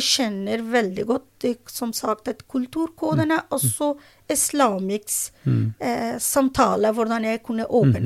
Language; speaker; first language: Norwegian; non-native, learner; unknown